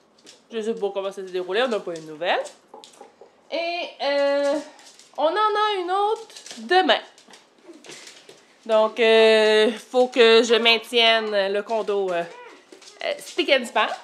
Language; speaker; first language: French; native; French